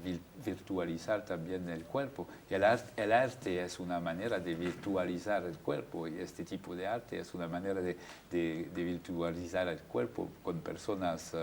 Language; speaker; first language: Spanish; non-native, fluent; French